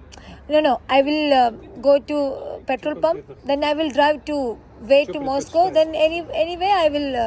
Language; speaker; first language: English; non-native, learner; Malayalam